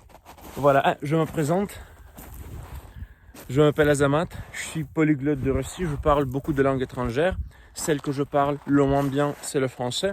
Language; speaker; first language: French; non-native, fluent; Russian